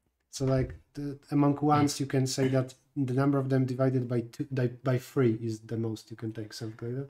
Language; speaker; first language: English; non-native, fluent; Polish